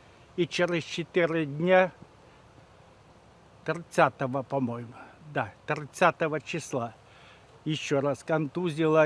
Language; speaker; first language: Russian; native; Russian